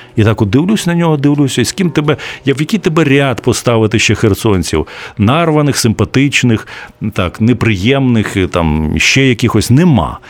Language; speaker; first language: Ukrainian; native; Ukrainian